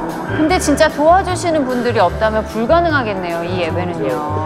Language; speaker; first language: Korean; native; Korean